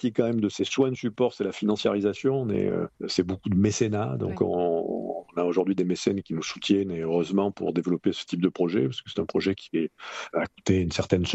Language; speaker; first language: French; native; French